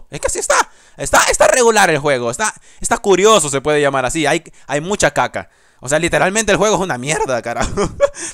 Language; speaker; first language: Spanish; native; Spanish